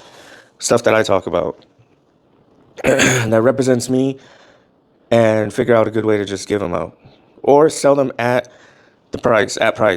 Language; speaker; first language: English; native; English